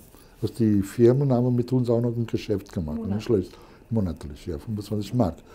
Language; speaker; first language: German; non-native, fluent; Italian